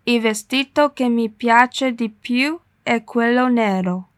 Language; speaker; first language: Italian; non-native, learner; Chinese